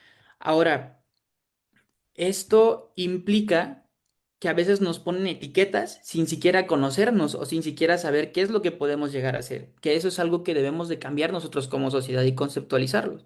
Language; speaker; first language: Spanish; native; Spanish